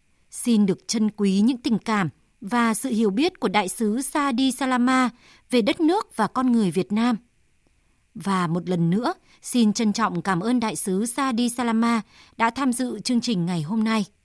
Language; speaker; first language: Vietnamese; native; Vietnamese